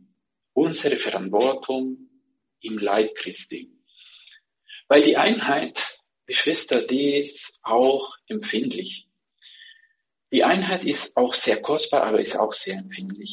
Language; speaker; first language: German; non-native, fluent; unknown